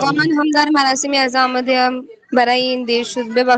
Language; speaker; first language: Persian; non-native, learner; Urdu